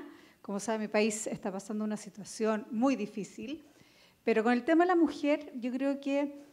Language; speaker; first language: Spanish; native; Spanish